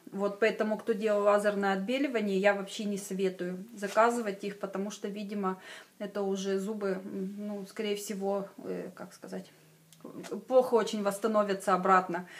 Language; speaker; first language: Russian; native; Russian